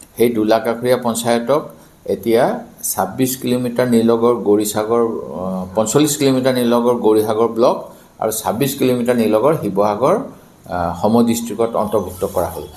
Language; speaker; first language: Assamese; native; Assamese